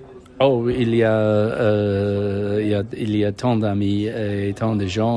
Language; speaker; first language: French; non-native, fluent; English